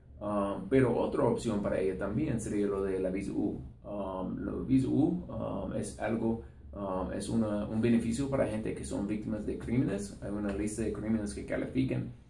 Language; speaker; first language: Spanish; non-native, fluent; English